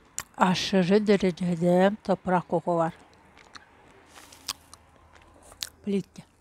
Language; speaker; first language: Turkish; non-native, learner; Russian